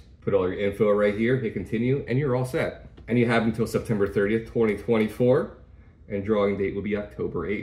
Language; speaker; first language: English; native; English